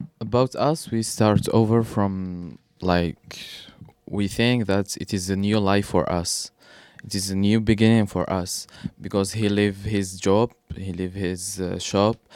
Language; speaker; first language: English; non-native, learner; Arabic